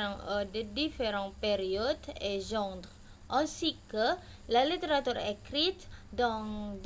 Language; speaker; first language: French; non-native, learner; Indonesian